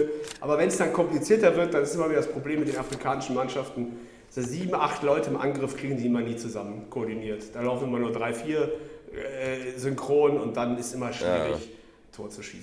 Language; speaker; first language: German; native; German